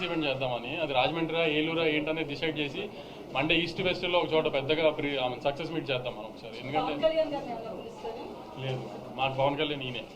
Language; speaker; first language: Telugu; native; Telugu